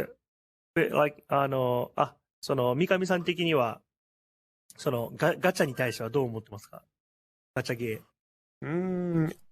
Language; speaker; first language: Japanese; native; Japanese